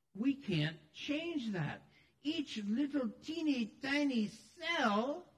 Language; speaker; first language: English; native; English